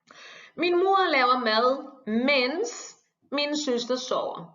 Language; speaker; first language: Danish; non-native, fluent; Portuguese